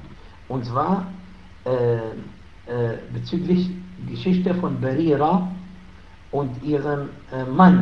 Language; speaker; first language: German; non-native, fluent; Arabic